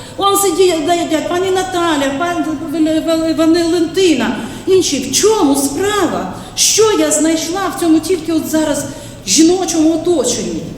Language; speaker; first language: Ukrainian; native; Ukrainian